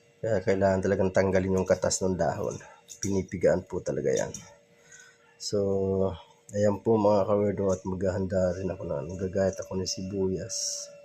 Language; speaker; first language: Filipino; non-native, local second language; Bikol